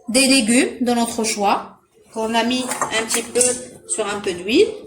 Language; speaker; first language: French; non-native, local second language; Arabic